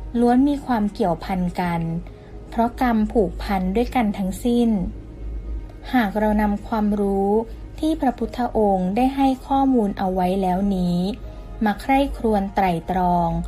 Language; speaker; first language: Thai; native; Thai